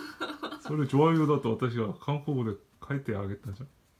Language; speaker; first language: Japanese; non-native, learner; Korean